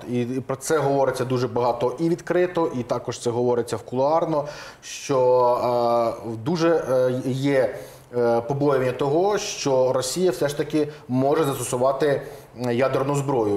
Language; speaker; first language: Ukrainian; native; Ukrainian